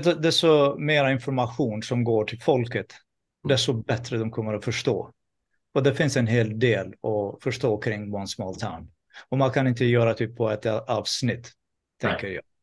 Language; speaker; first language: Swedish; non-native, fluent; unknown